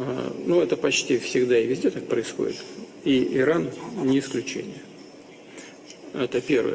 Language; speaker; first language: Russian; native; Russian